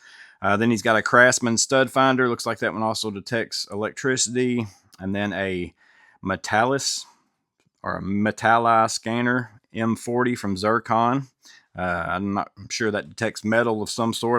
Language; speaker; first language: English; native; English